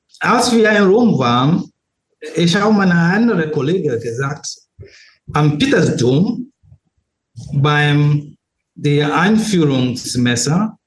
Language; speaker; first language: German; non-native, learner; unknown